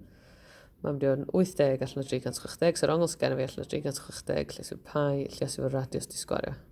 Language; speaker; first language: Welsh; native; Welsh